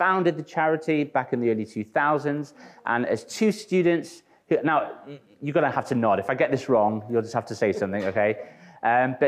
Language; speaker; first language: English; native; English